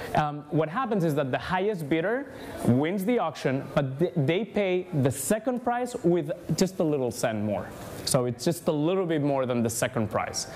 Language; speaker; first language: English; non-native, fluent; Spanish